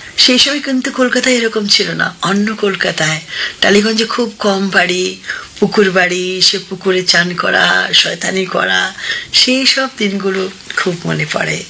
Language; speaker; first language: Bangla; non-native, local second language; Hindi